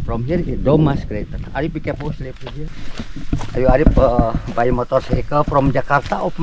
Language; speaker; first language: English; non-native, learner; Indonesian